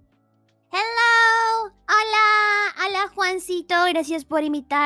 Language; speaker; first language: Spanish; native; Spanish